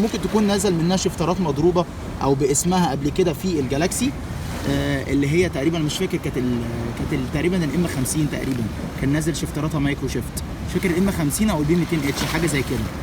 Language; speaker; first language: Arabic; native; Arabic